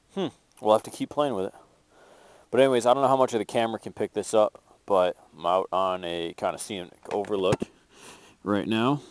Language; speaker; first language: English; native; English